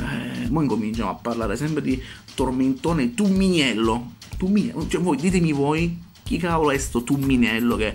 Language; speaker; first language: Italian; native; Italian